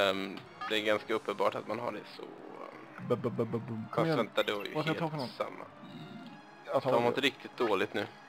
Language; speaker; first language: Swedish; native; Swedish